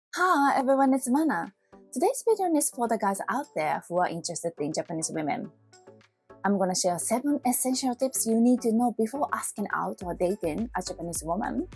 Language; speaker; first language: English; non-native, fluent; Japanese